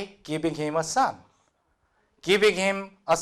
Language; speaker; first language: English; non-native, fluent; Korean